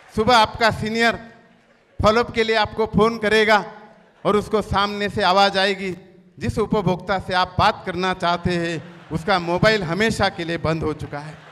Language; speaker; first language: Hindi; non-native, local second language; Marathi